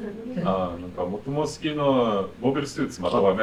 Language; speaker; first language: Japanese; non-native, fluent; English